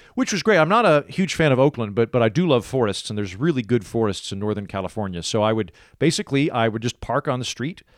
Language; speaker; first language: English; native; English